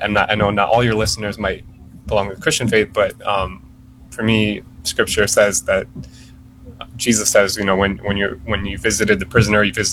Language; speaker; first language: English; native; English